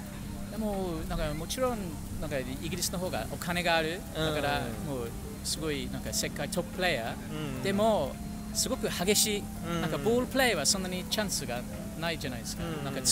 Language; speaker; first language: Japanese; non-native, fluent; English